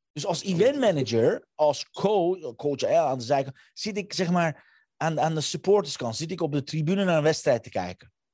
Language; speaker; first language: Dutch; early bilingual, other home language; Armenian